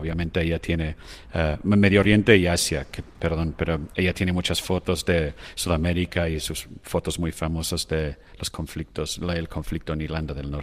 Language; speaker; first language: Spanish; non-native, fluent; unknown